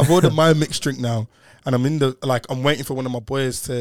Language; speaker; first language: English; native; English